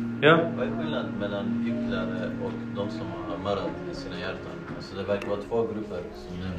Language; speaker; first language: Swedish; early bilingual, other home language; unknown